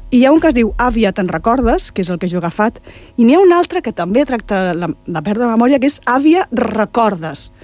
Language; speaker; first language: Catalan; native; Catalan